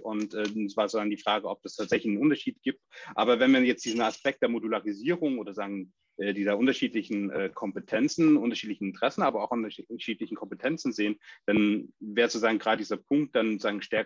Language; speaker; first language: German; native; German